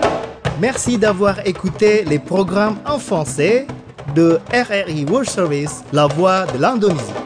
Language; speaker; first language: French; non-native, fluent; Indonesian